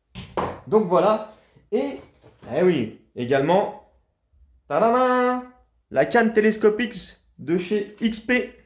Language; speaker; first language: French; native; French